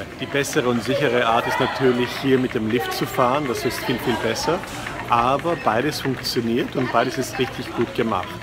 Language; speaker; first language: German; non-native, fluent; English